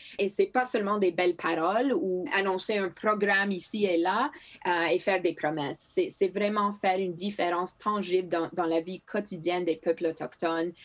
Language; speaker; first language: French; non-native, local second language; Greek